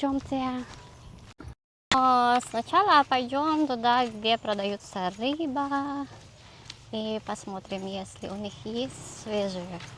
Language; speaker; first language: Russian; non-native, learner; Filipino